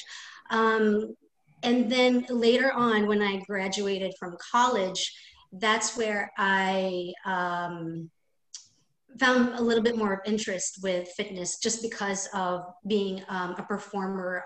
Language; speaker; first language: English; non-native, local second language; Filipino